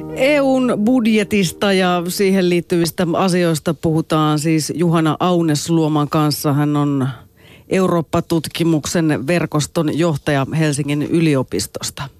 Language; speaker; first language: Finnish; native; Finnish